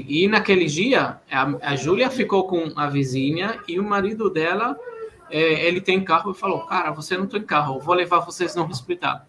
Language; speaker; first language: Portuguese; non-native, fluent; Arabic